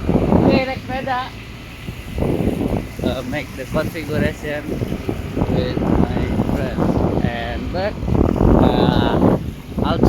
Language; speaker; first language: English; non-native, learner; Indonesian